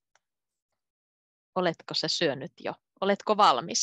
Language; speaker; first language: Finnish; native; Finnish